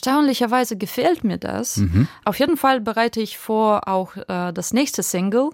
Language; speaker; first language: German; non-native, fluent; Russian